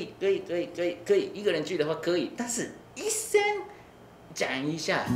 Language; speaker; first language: Chinese; non-native, learner; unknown